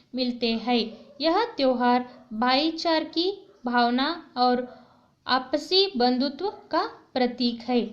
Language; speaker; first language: Hindi; non-native, local second language; Kannada